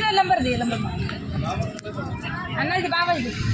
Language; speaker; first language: Hindi; non-native, local second language; Malayalam